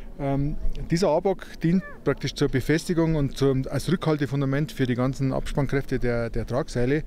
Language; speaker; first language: German; native; German